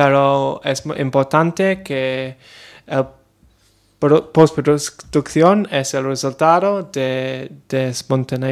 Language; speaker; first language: Spanish; non-native, learner; English